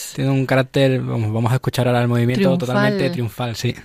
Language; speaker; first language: Spanish; native; Spanish